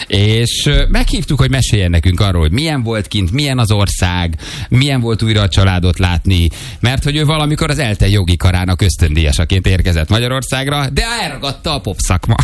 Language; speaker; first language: Hungarian; native; Hungarian